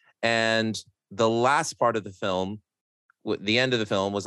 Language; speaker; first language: English; native; English